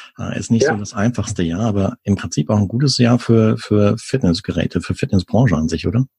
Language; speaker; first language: German; native; German